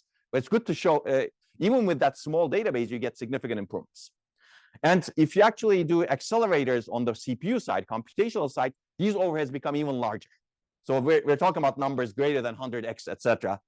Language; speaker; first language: English; non-native, fluent; Turkish